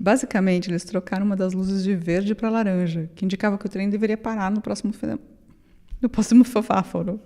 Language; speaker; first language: Portuguese; native; Portuguese